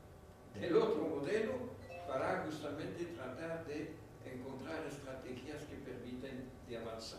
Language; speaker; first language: Spanish; non-native, fluent; French